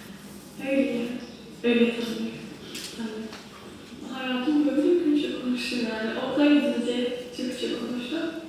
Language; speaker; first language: Turkish; early bilingual, heritage; Kurdish